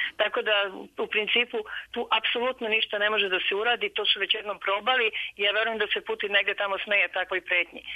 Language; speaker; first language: Serbian; native; Serbian